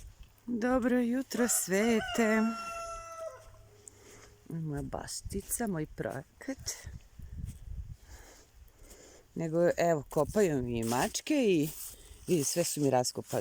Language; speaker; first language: Bosnian; native; Bosnian